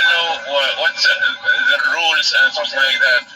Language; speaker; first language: English; non-native, learner; Arabic